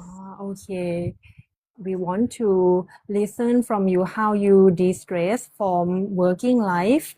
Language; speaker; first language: English; non-native, learner; Thai